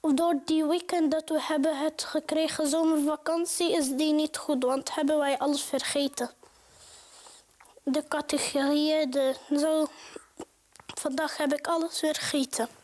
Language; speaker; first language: Dutch; non-native, learner; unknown